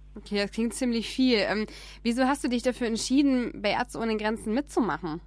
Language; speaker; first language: German; native; German